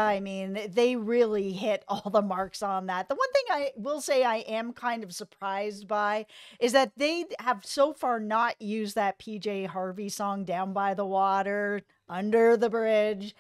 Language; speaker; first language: English; native; English